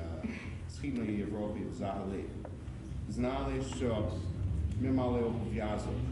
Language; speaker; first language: Ukrainian; non-native, fluent; English